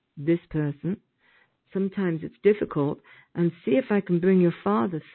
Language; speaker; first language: English; native; English